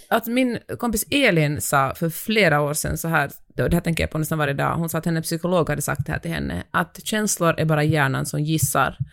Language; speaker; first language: Swedish; native; Swedish